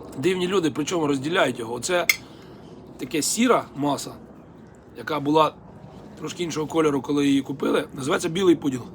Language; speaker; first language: Ukrainian; native; Ukrainian